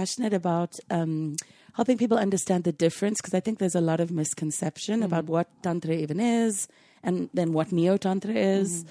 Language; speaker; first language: English; native; English